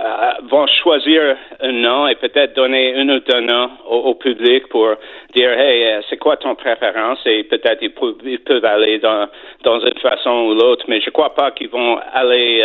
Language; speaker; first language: French; non-native, fluent; English